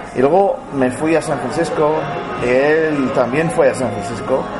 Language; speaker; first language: Spanish; non-native, fluent; English